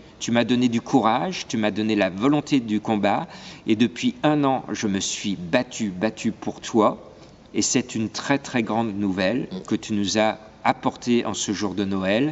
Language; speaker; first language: French; native; French